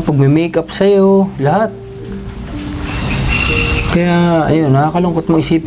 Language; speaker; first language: Filipino; native; Filipino